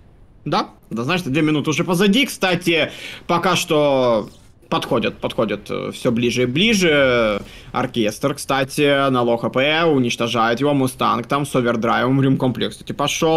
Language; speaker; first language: Russian; native; Russian